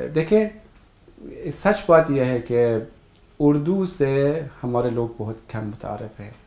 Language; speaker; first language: Urdu; non-native, fluent; Persian